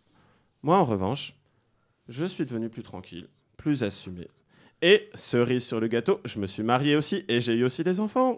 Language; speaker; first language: French; native; French